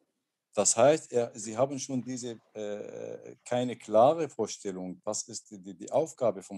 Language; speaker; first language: German; non-native, learner; Arabic